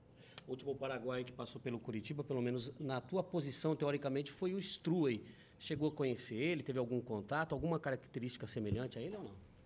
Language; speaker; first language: Portuguese; native; Portuguese